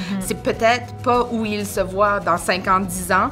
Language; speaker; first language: French; native; French